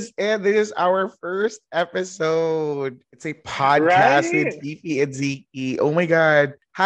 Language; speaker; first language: English; non-native, local second language; Cebuano